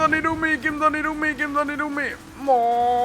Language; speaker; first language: German; native; German